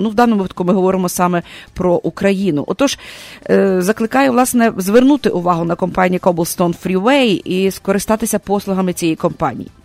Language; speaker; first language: Ukrainian; native; Ukrainian